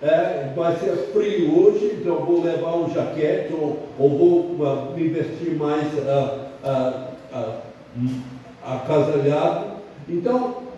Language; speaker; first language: Portuguese; non-native, fluent; English